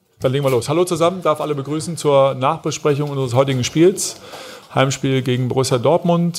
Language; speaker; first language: German; native; German